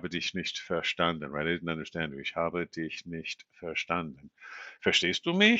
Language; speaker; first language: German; non-native, fluent; English